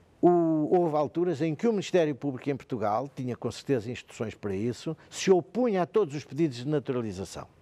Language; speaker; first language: Portuguese; native; Portuguese